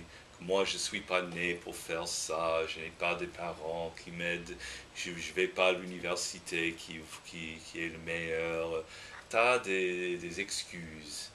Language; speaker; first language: French; non-native, fluent; English